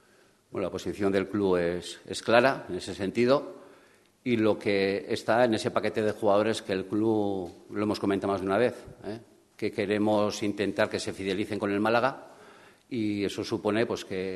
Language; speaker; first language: Spanish; native; Spanish